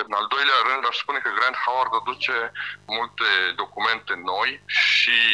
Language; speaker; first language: Romanian; native; Romanian